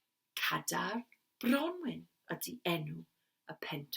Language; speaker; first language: Welsh; non-native, learner; English